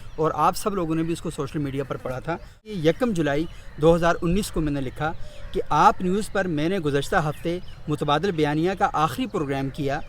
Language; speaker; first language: Urdu; non-native, local second language; Northern Hindko